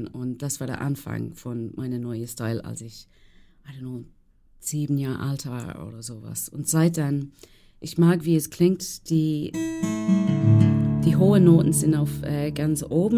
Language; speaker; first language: German; non-native, learner; English